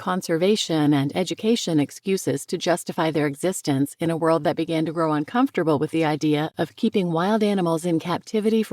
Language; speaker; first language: English; native; English